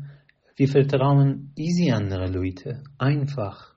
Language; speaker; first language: German; non-native, learner; Persian